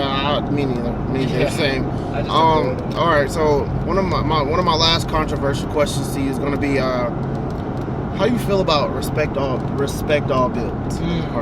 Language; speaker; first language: English; native; English